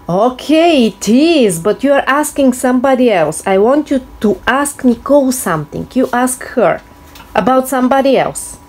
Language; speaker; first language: English; non-native, fluent; Bulgarian